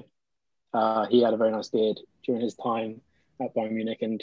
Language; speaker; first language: English; native; English